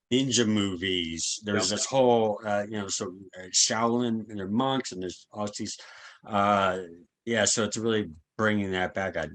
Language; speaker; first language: English; native; English